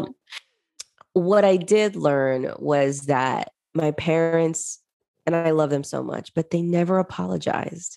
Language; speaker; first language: English; native; English